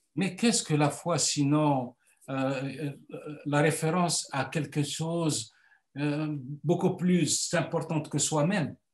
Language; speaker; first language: French; non-native, local second language; Arabic